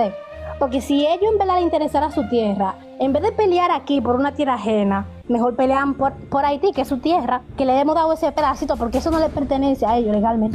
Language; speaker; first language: Spanish; native; Spanish